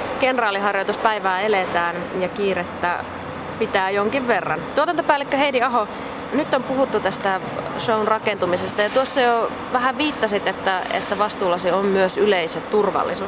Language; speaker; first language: Finnish; native; Finnish